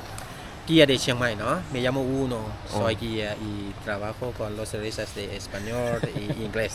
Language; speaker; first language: Spanish; non-native, learner; Thai